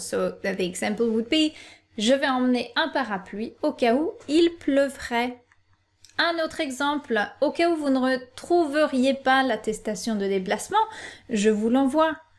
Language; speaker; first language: French; native; French